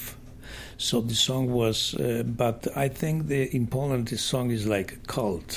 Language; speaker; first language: English; non-native, fluent; Polish